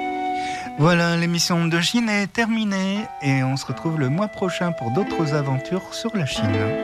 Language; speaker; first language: French; native; French